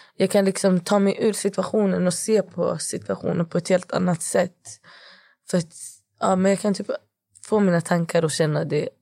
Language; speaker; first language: Swedish; early bilingual, other home language; Kurdish